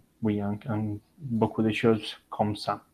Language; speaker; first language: French; non-native, learner; Spanish